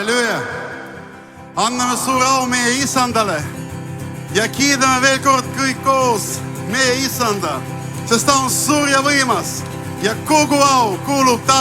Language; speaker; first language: Estonian; non-native, local second language; Russian